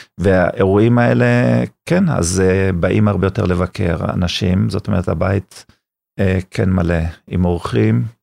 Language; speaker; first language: Hebrew; non-native, fluent; German